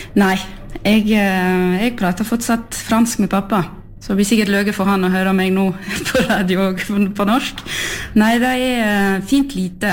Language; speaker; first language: Norwegian; early bilingual, heritage; French